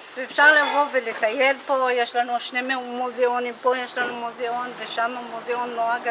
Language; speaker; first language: Hebrew; non-native, local second language; Adyghe